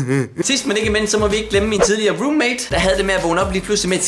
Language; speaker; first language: Danish; native; Danish